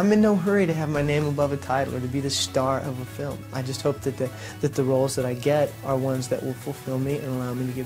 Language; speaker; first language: English; native; English